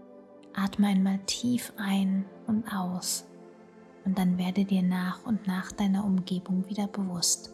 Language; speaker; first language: German; native; German